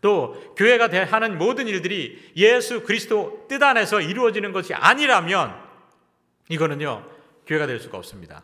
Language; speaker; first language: Korean; native; Korean